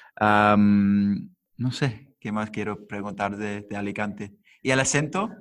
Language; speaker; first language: Spanish; non-native, fluent; English